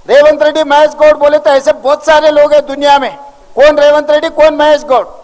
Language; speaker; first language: Hindi; non-native, local second language; Telugu